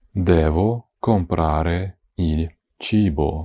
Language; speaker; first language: Italian; non-native, fluent; Ukrainian